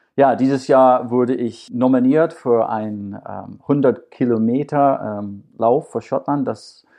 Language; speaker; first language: German; non-native, fluent; English